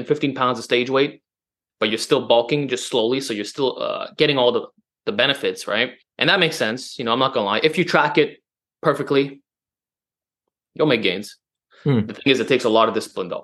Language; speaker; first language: English; native; English